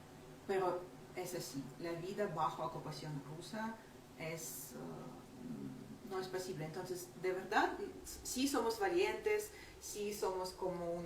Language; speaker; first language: Spanish; non-native, fluent; Ukrainian